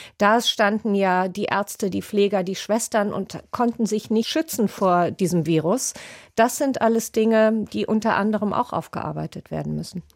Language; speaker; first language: German; native; German